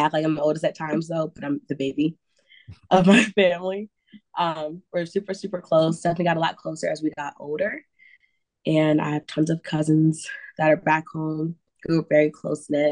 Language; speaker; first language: English; native; English